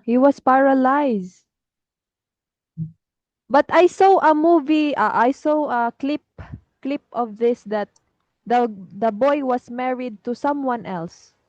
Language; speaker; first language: English; non-native, fluent; Filipino